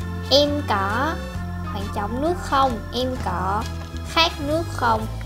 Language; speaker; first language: Vietnamese; native; Vietnamese